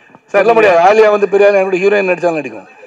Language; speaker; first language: Tamil; native; Tamil